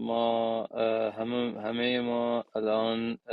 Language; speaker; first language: Persian; non-native, local second language; Arabic